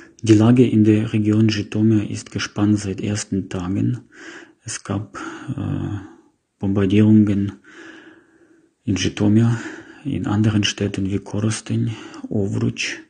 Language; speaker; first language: German; non-native, fluent; Ukrainian